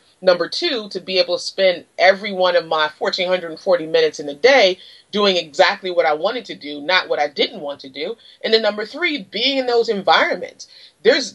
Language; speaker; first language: English; native; English